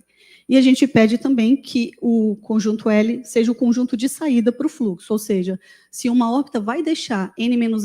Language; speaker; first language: Portuguese; native; Portuguese